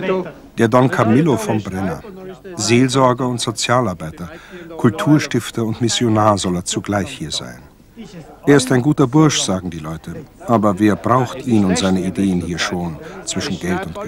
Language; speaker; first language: German; native; German